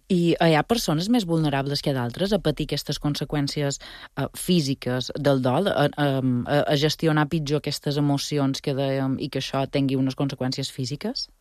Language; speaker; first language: Catalan; native; Catalan